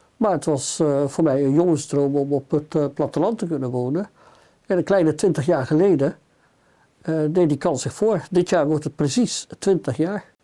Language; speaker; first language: Dutch; native; Dutch